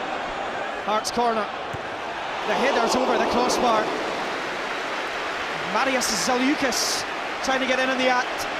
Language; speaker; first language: English; native; English